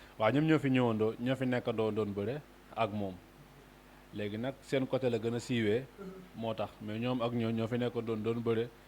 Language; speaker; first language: Wolof; native; Wolof